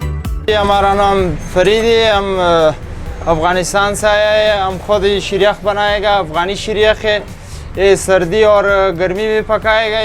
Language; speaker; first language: Hindi; non-native, learner; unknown